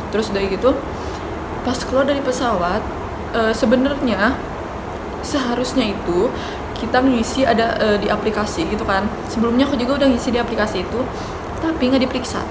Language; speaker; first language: Indonesian; native; Indonesian